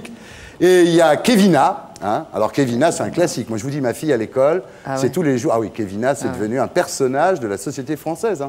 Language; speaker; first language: French; native; French